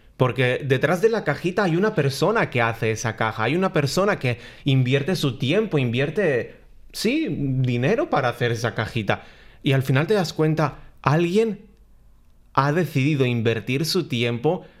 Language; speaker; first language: Spanish; non-native, fluent; Romanian